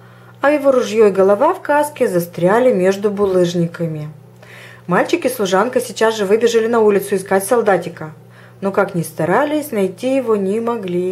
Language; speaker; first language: Russian; native; Russian